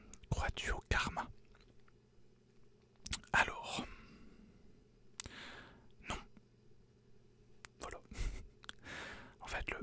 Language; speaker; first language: French; native; French